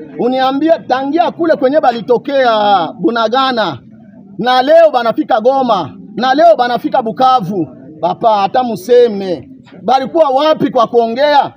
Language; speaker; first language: Swahili; native; Swahili